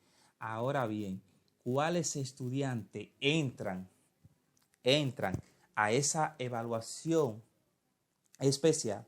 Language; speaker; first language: Spanish; native; Spanish